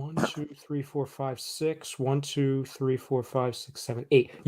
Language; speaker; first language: English; native; English